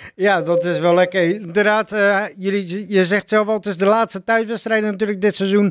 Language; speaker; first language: Dutch; native; Dutch